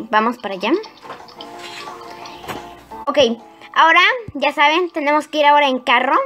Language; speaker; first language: Spanish; native; Spanish